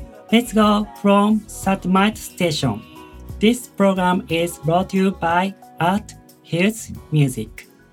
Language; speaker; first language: English; non-native, learner; Japanese